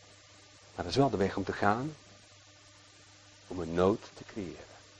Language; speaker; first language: Dutch; native; Dutch